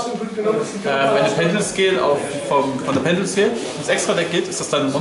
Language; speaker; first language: German; native; German